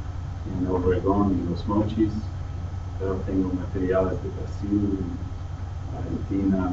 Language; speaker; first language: Spanish; non-native, fluent; English